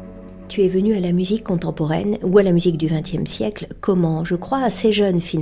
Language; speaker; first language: French; native; French